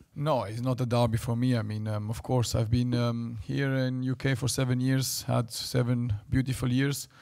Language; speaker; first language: English; non-native, fluent; Albanian